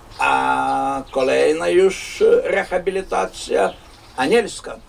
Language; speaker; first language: Polish; non-native, fluent; Russian